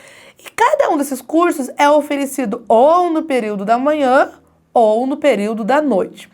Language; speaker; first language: Portuguese; native; Portuguese